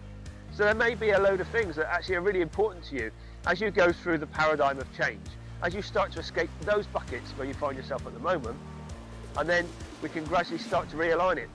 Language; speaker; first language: English; native; English